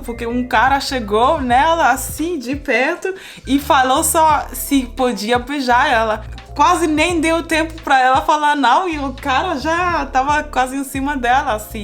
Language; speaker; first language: Portuguese; non-native, fluent; Spanish